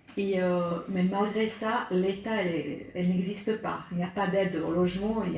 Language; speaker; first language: French; non-native, fluent; Serbian